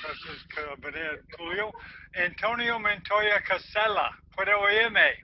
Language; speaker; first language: Spanish; non-native, learner; English